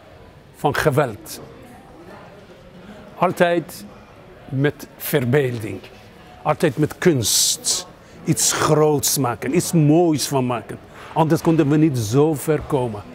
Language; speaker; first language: Dutch; non-native, fluent; Persian